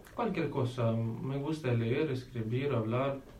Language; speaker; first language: Spanish; non-native, learner; Ukrainian